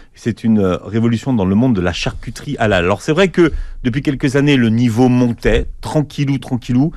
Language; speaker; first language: French; native; French